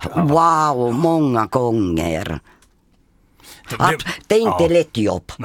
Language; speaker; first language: Swedish; non-native, fluent; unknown